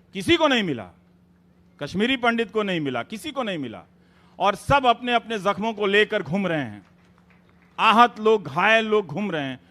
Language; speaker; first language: Hindi; native; Hindi